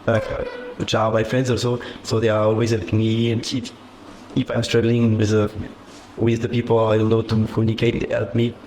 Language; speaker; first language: English; non-native, fluent; French